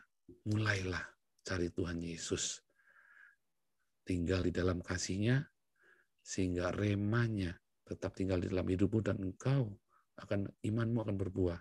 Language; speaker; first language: Indonesian; native; Indonesian